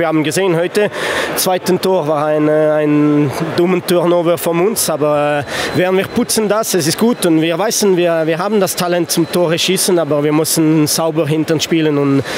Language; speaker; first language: German; non-native, fluent; French